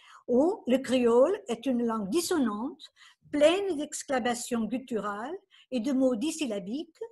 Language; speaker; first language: French; non-native, fluent; Portuguese